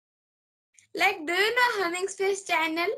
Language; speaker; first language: English; non-native, learner; Marathi